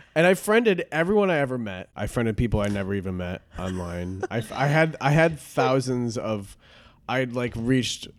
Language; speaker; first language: English; native; English